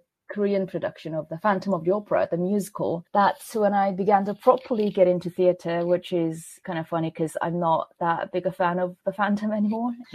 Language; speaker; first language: English; non-native, fluent; Korean